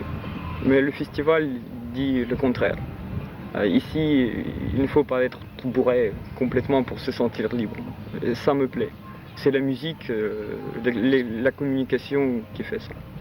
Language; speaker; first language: French; non-native, fluent; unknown